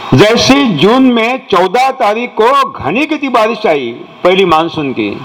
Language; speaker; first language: Hindi; non-native, local second language; Marathi